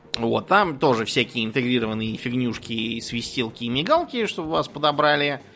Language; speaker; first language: Russian; native; Russian